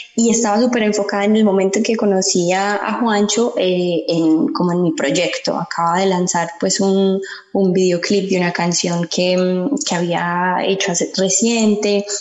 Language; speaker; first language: Spanish; early bilingual, heritage; Spanish